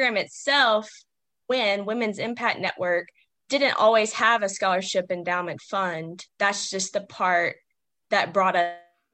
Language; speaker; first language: English; native; English